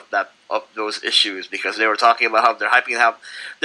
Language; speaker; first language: English; non-native, local second language; Filipino